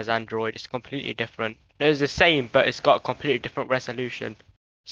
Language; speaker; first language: English; native; English